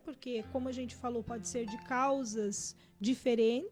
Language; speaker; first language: Portuguese; native; Portuguese